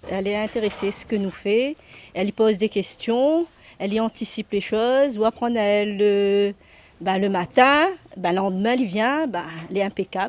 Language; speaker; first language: French; non-native, local second language; Réunion Creole French